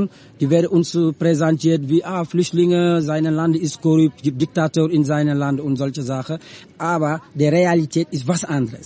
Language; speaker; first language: German; non-native, learner; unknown